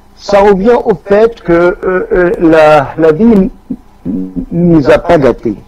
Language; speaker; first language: French; non-native, local second language; Arabic